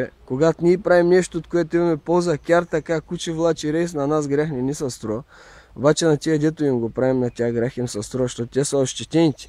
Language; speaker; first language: Bulgarian; native; Bulgarian